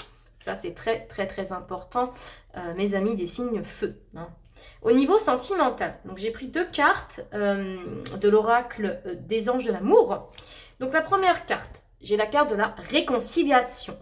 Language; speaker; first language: French; native; French